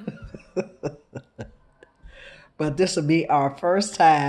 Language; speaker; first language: English; native; English